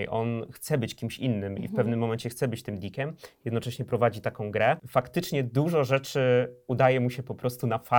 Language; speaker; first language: Polish; native; Polish